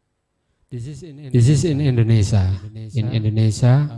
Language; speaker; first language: English; non-native, learner; Indonesian